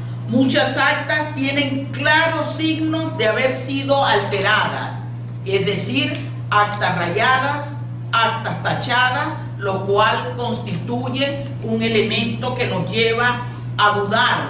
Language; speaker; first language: Spanish; native; Spanish